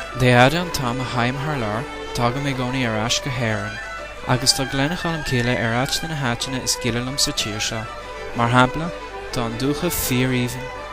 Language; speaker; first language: Irish; non-native, local second language; English